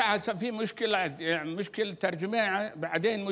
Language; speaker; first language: Arabic; non-native, learner; Urdu